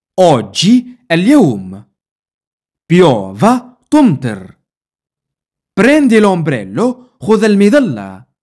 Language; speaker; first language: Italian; non-native, fluent; Arabic